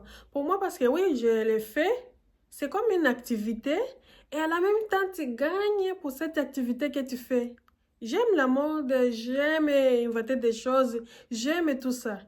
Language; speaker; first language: French; non-native, fluent; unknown